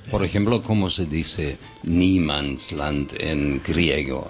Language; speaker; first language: Spanish; non-native, fluent; German